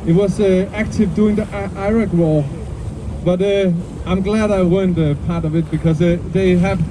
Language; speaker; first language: English; non-native, fluent; Danish